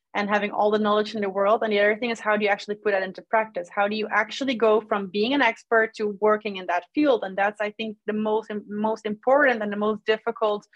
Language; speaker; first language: English; non-native, fluent; Dutch